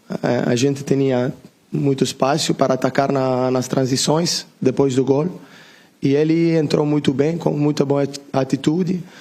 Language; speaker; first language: Portuguese; non-native, learner; Italian